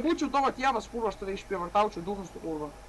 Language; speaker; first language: Lithuanian; native; Lithuanian